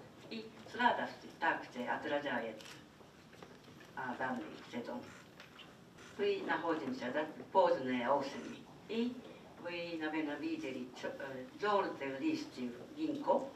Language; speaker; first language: Russian; non-native, fluent; Japanese